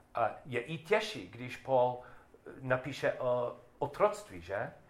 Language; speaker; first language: Czech; non-native, learner; English